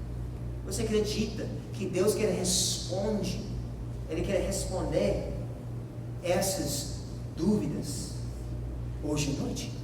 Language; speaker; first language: Portuguese; non-native, fluent; English